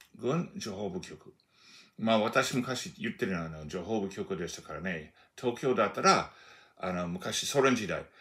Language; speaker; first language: Japanese; non-native, fluent; English